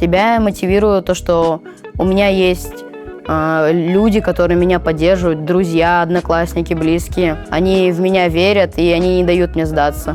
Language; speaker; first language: Russian; native; Russian